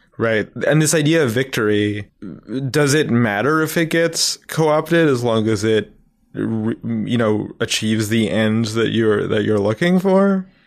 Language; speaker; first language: English; native; English